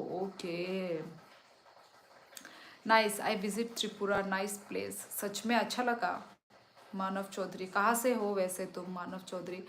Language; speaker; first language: Hindi; non-native, local second language; Kok Borok